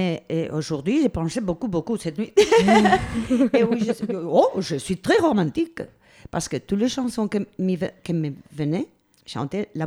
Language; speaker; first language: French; non-native, learner; Spanish